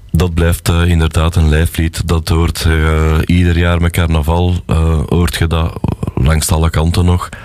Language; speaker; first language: Dutch; native; Dutch